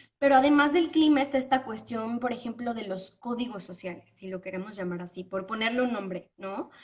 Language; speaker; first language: Spanish; native; Spanish